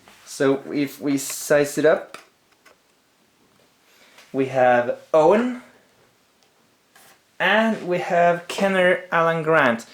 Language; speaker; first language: English; non-native, fluent; Swedish